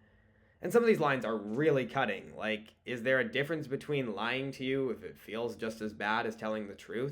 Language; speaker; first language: English; native; English